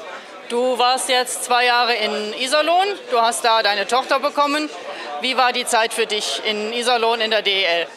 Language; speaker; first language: German; native; German